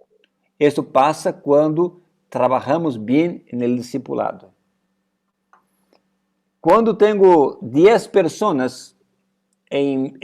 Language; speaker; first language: Portuguese; non-native, learner; Spanish